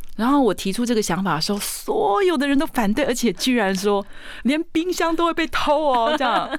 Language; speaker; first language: Chinese; native; Chinese